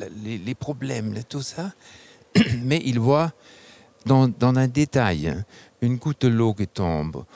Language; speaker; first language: French; non-native, fluent; German